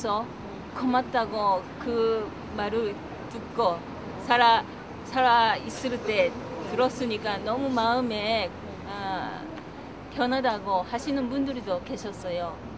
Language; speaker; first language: Korean; non-native, learner; Japanese